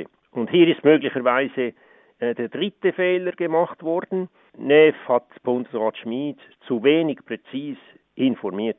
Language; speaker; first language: German; native; German